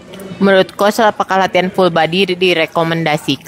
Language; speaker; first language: Indonesian; native; Indonesian